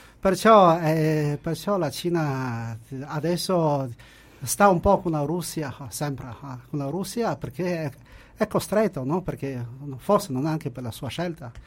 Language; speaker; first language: Italian; non-native, fluent; Chinese